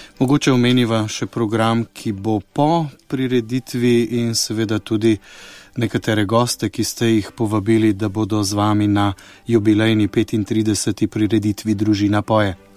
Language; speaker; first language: Slovenian; native; Slovenian